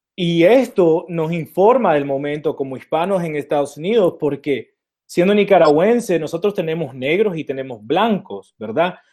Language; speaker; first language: Spanish; early bilingual, heritage; Spanish